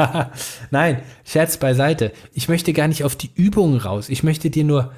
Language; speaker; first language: German; native; German